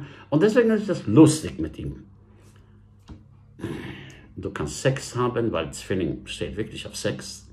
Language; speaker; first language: German; non-native, fluent; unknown